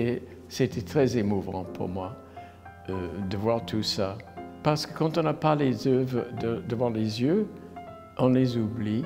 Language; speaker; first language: French; non-native, fluent; English